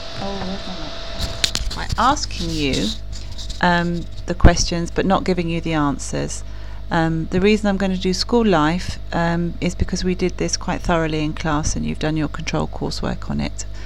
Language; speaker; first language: English; native; English